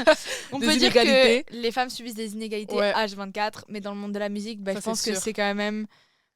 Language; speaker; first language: French; native; French